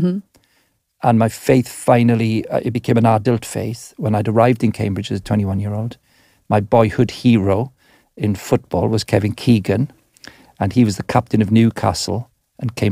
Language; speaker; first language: English; native; English